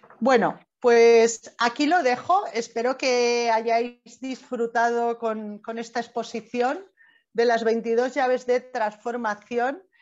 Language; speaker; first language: Spanish; native; Spanish